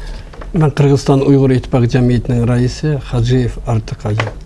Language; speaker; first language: Turkish; non-native, learner; Uyghur